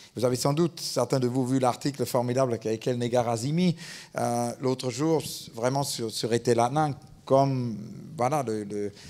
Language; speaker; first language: French; native; French